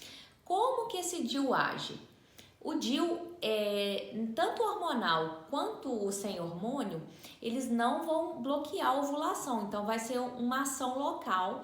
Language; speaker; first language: Portuguese; native; Portuguese